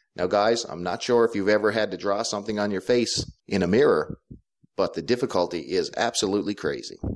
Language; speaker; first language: English; native; English